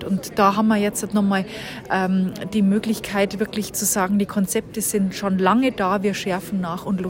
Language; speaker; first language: German; native; German